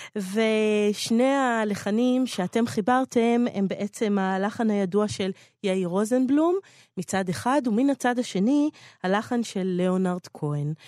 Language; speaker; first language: Hebrew; native; Hebrew